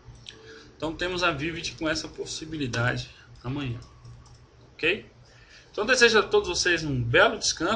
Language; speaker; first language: Portuguese; native; Portuguese